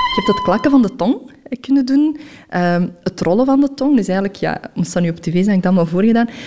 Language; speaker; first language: Dutch; early bilingual, other home language; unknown